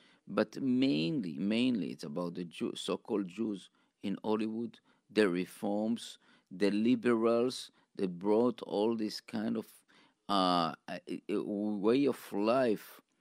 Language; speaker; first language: English; non-native, fluent; Hebrew